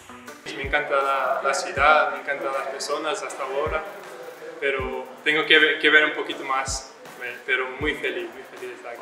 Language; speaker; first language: Spanish; non-native, learner; Portuguese